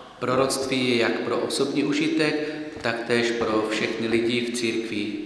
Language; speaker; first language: Czech; native; Czech